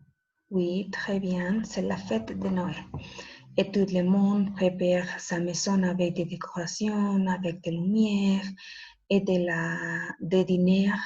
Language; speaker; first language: French; non-native, fluent; Spanish